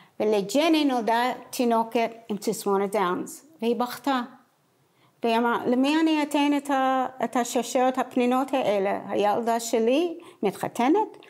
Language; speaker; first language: Hebrew; non-native, fluent; English